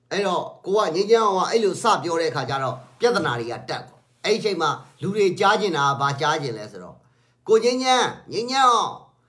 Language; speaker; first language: Burmese; non-native, local second language; Kachin